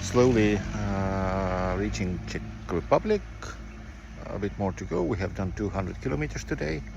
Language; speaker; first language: English; non-native, fluent; Estonian